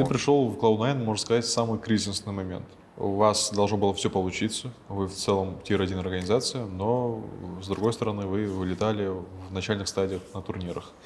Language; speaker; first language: Russian; native; Russian